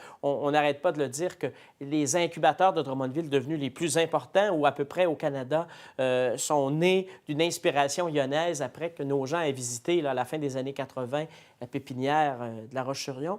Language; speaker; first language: French; native; French